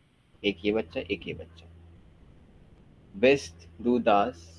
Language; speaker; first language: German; non-native, fluent; Hindi